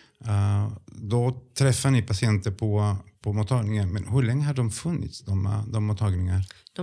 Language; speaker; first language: Swedish; non-native, fluent; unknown